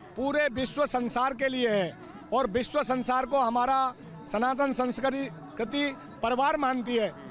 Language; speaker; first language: Hindi; native; Hindi